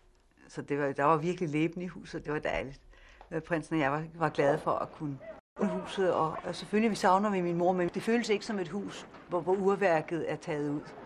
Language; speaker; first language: Danish; native; Danish